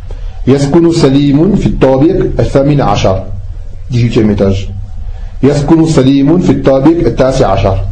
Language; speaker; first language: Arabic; non-native, fluent; French